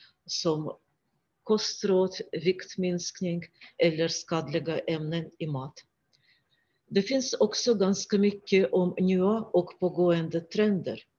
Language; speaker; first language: Swedish; non-native, fluent; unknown